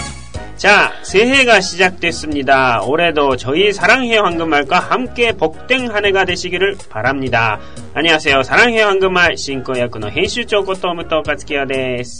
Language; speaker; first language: Korean; non-native, fluent; Japanese